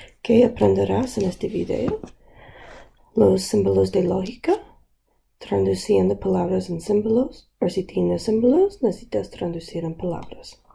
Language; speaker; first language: Spanish; non-native, local second language; English